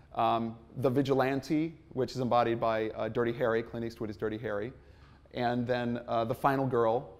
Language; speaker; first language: English; native; English